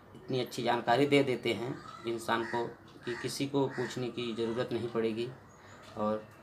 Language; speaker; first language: Hindi; native; Hindi